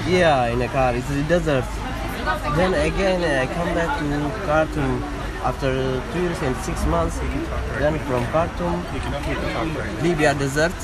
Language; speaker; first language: English; non-native, learner; Tigrinya